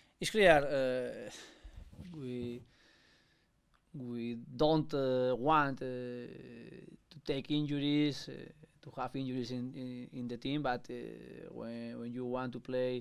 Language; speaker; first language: English; non-native, learner; Spanish